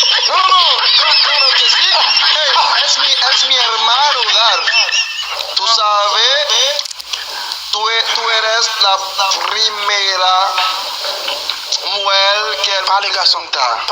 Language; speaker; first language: Spanish; non-native, learner; Haitian Creole